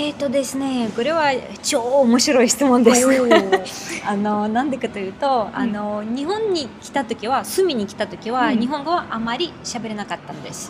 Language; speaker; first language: Japanese; non-native, fluent; Russian